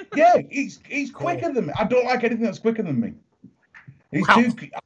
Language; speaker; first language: English; native; English